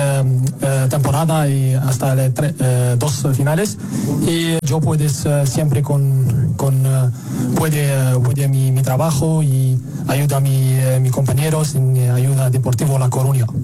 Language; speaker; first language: Spanish; non-native, learner; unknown